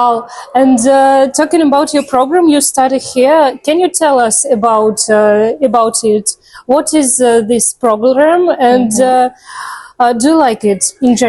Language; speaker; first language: English; non-native, fluent; Russian